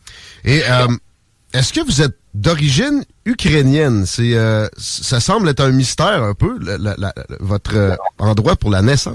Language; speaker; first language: French; native; French